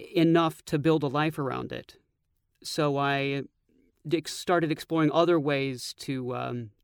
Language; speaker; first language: English; native; English